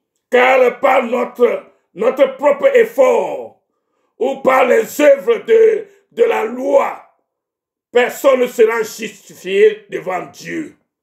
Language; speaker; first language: French; non-native, local second language; Ewe